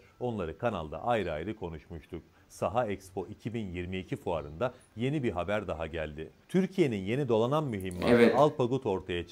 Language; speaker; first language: Turkish; native; Turkish